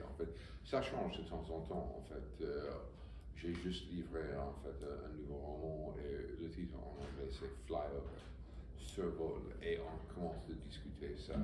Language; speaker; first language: French; non-native, fluent; English